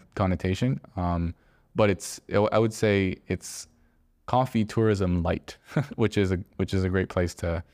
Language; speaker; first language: English; native; English